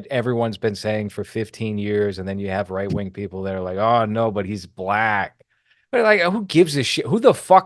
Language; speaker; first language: English; native; English